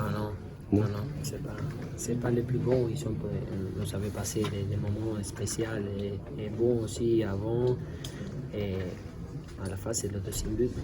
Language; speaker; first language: French; non-native, learner; Spanish